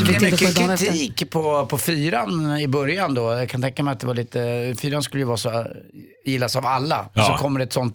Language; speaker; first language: Swedish; native; Swedish